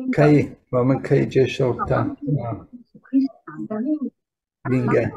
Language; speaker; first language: Chinese; non-native, learner; English